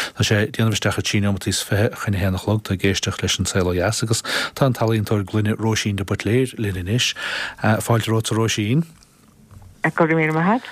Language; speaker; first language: Irish; native; Irish